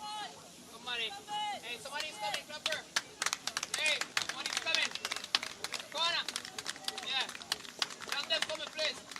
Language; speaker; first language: English; native; English